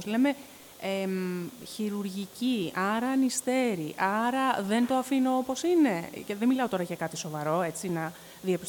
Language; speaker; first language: Greek; native; Greek